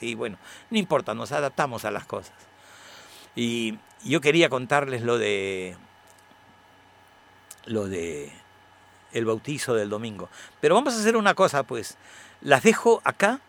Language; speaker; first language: Spanish; native; Spanish